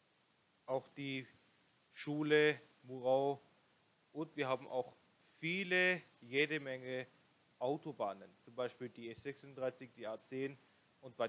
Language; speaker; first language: German; non-native, local second language; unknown